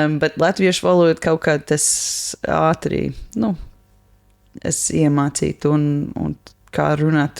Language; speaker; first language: Latvian; non-native, learner; English